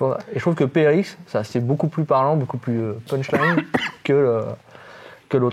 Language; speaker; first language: French; native; French